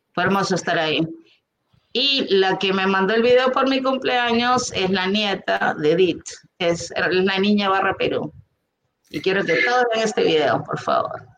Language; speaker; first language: Spanish; native; Spanish